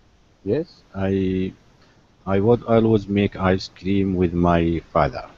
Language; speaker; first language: English; non-native, learner; Arabic